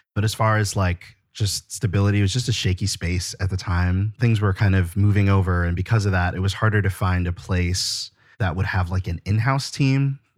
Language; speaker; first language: English; native; English